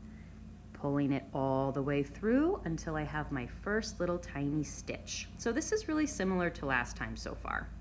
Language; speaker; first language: English; native; English